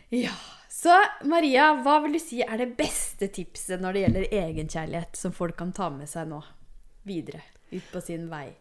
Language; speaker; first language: Norwegian; native; Norwegian